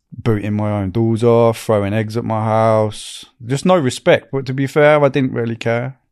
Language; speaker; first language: English; native; English